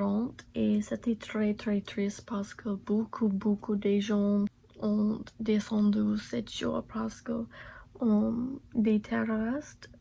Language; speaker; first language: French; non-native, learner; English